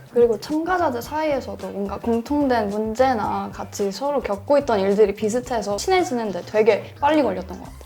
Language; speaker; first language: Korean; early bilingual, heritage; Korean